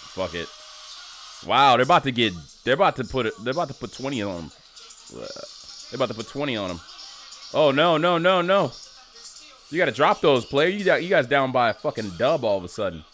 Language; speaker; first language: English; native; English